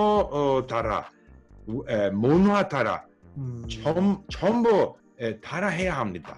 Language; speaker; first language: Korean; non-native, learner; English